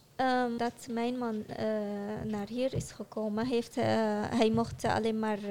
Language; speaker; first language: Dutch; non-native, fluent; Arabic